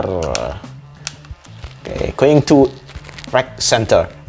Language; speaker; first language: English; non-native, learner; Indonesian